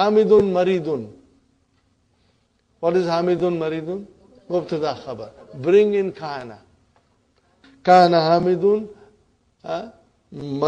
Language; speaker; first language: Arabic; non-native, fluent; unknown